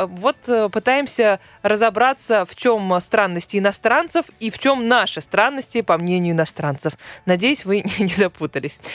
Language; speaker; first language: Russian; native; Russian